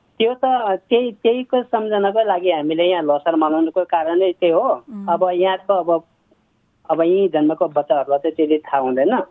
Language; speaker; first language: Nepali; non-native, local second language; Sherpa